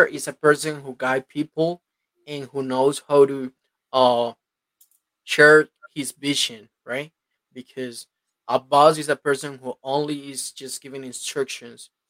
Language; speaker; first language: English; non-native, fluent; Spanish